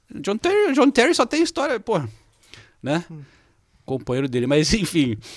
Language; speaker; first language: Portuguese; native; Portuguese